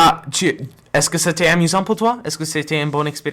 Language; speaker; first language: French; non-native, learner; English